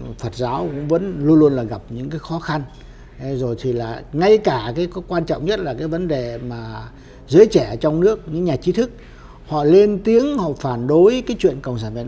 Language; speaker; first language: Vietnamese; native; Vietnamese